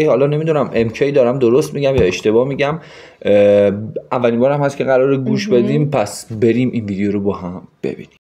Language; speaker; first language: Persian; native; Persian